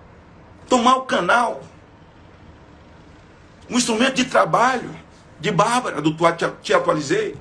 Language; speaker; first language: Portuguese; native; Portuguese